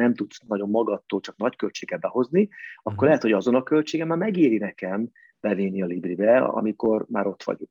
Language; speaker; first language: Hungarian; native; Hungarian